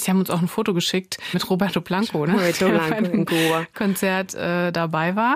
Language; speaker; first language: German; native; German